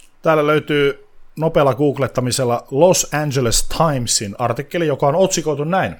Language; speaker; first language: Finnish; native; Finnish